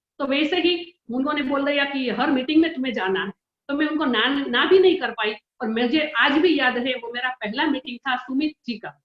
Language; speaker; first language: Hindi; non-native, local second language; Gujarati